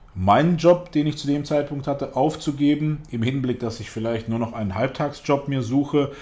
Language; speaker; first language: German; early bilingual, other home language; Russian